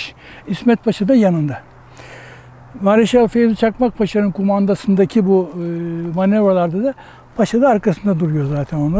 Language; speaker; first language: Turkish; native; Turkish